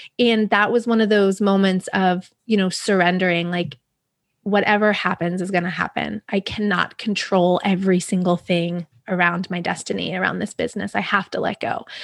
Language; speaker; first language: English; native; English